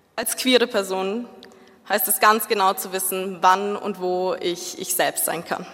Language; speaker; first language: German; early bilingual, other home language; Zaza